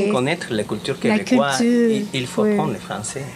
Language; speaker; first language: French; non-native, fluent; Spanish